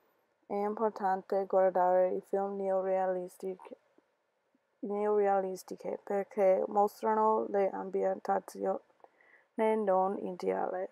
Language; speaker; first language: Italian; non-native, learner; English